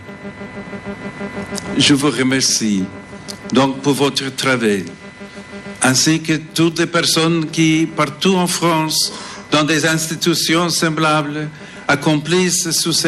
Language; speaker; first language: French; non-native, fluent; English